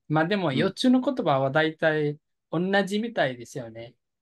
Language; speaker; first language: Japanese; non-native, fluent; Nepali